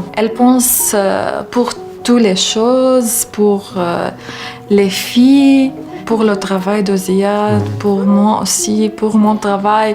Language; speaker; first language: French; non-native, learner; Arabic